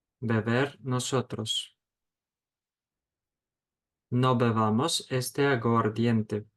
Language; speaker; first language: Spanish; non-native, fluent; Ukrainian